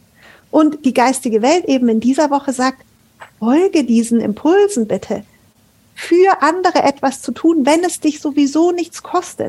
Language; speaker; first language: German; native; German